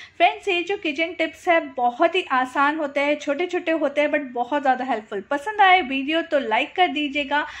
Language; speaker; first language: Hindi; non-native, local second language; Gujarati